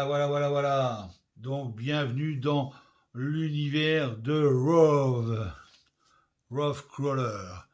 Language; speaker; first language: French; native; French